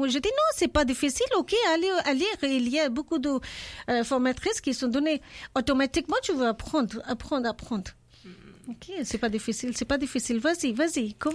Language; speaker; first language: French; non-native, learner; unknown